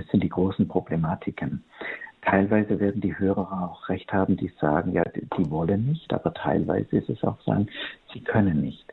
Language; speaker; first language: German; native; German